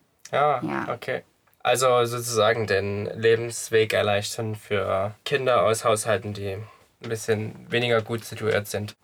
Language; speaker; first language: German; native; German